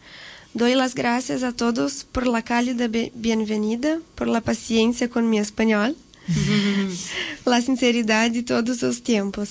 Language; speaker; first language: Spanish; non-native, learner; Portuguese